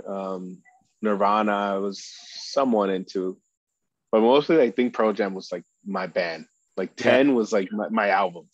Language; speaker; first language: English; early bilingual, other home language; Spanish